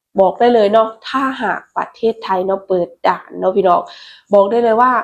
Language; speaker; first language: Thai; non-native, local second language; Lao